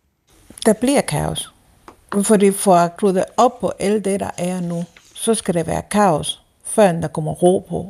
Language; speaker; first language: Danish; non-native, fluent; Spanish